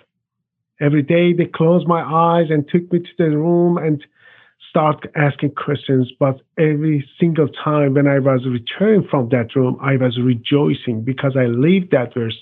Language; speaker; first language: English; non-native, fluent; Persian